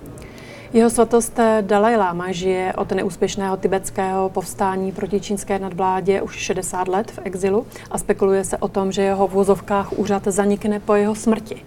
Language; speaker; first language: Czech; native; Czech